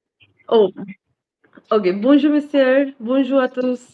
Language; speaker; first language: French; non-native, learner; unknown